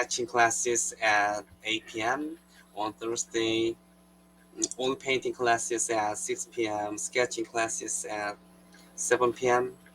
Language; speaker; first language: English; non-native, learner; Korean